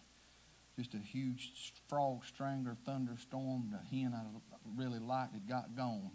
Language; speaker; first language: English; native; English